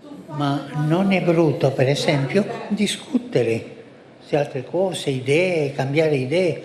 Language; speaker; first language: Italian; non-native, fluent; Spanish